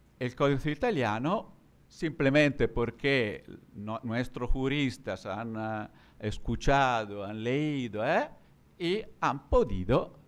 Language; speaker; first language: Spanish; non-native, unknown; Italian